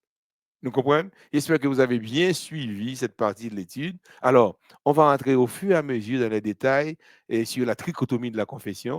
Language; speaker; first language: French; non-native, local second language; Haitian Creole